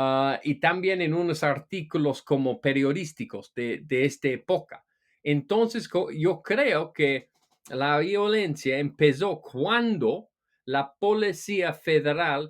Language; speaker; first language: Spanish; non-native, fluent; English